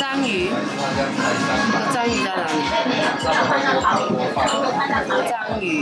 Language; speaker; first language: Chinese; early bilingual, heritage; Chinese